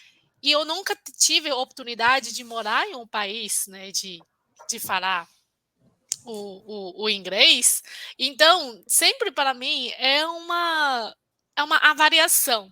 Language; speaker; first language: Portuguese; non-native, fluent; Chinese